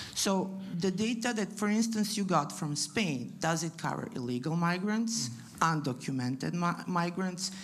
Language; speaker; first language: English; non-native, fluent; Italian